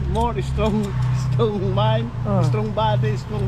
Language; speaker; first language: English; non-native, learner; Filipino